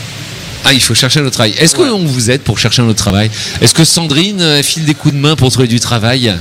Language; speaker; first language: French; native; French